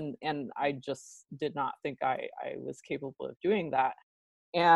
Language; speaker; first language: English; early bilingual, other home language; Pennsylvania German